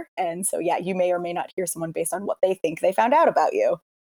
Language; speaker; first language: English; native; English